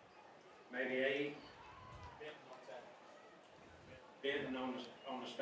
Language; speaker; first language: English; native; English